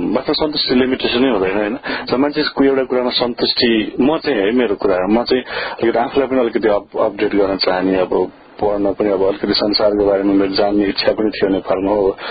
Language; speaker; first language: Nepali; native; Nepali